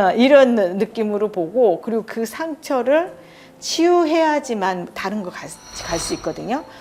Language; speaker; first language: Korean; native; Korean